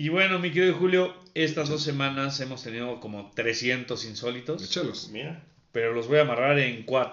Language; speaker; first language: Spanish; native; Spanish